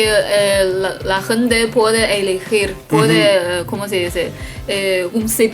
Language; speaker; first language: Spanish; non-native, fluent; Chinese